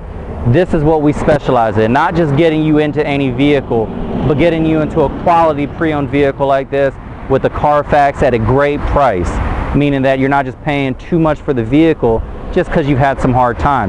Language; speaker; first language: English; native; English